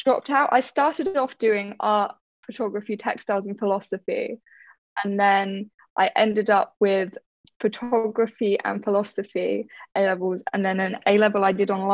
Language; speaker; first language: English; native; English